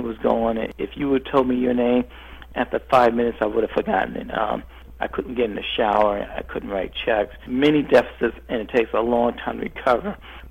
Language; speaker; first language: English; native; English